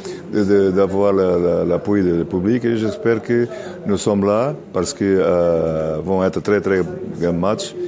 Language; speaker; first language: French; non-native, learner; Catalan